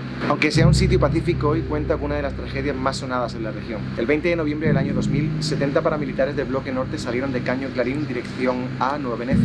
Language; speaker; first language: Spanish; native; Spanish